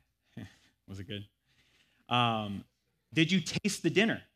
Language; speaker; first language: English; native; English